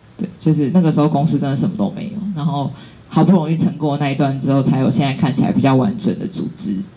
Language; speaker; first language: Chinese; native; Chinese